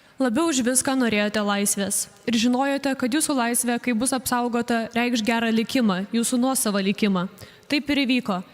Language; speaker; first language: Lithuanian; native; Lithuanian